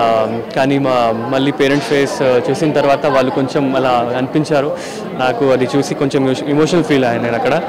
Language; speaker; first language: Telugu; non-native, local second language; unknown